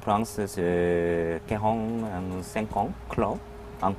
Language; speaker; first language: French; non-native, learner; Korean